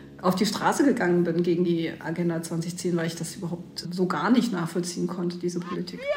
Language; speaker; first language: German; native; German